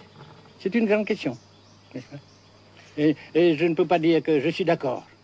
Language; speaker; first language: French; non-native, local second language; Vietnamese